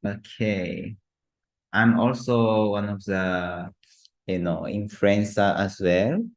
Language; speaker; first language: English; non-native, learner; Japanese